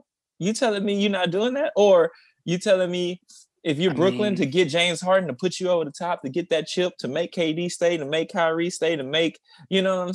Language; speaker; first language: English; native; English